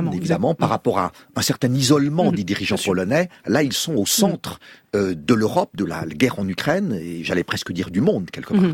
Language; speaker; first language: French; native; French